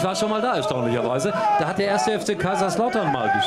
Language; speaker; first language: German; native; German